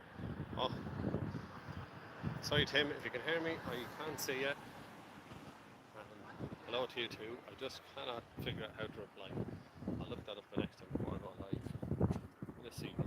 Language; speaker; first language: English; native; English